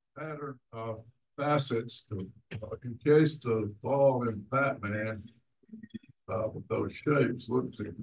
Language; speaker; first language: English; native; English